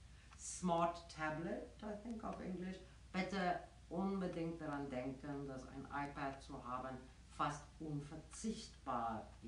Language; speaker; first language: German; non-native, fluent; Afrikaans